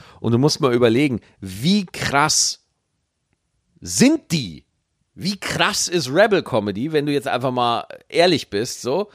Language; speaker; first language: German; native; German